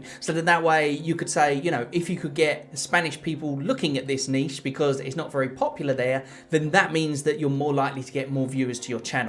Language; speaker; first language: English; native; English